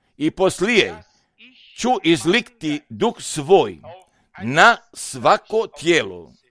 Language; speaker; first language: Serbian; non-native, fluent; German